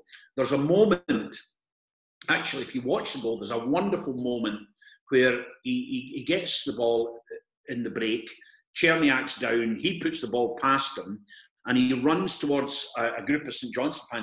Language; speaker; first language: English; native; English